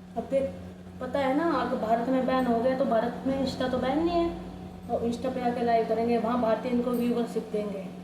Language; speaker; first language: Hindi; native; Hindi